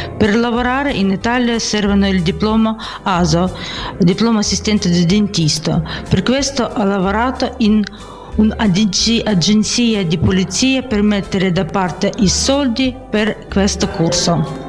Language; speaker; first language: Italian; non-native, learner; Ukrainian